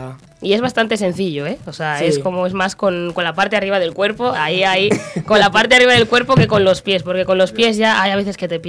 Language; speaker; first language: Spanish; native; Spanish